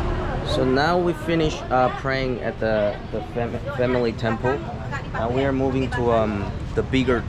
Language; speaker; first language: English; non-native, fluent; Korean